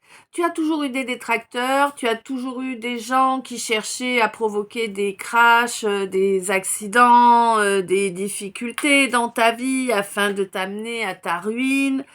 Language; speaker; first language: French; native; French